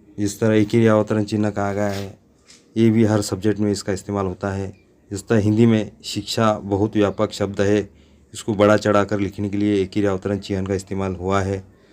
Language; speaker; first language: Hindi; non-native, local second language; Urdu